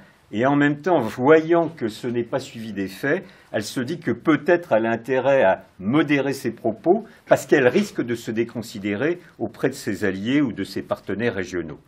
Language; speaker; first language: French; native; French